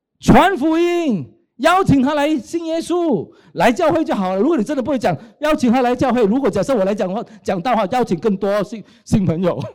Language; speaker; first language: Chinese; native; Chinese